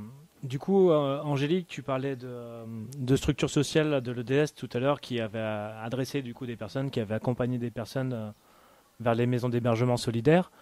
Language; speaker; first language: French; native; French